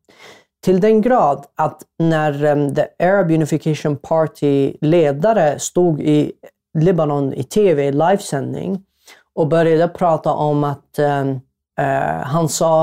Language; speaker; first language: Swedish; non-native, fluent; Arabic